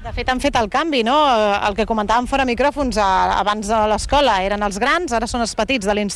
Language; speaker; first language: Catalan; native; Catalan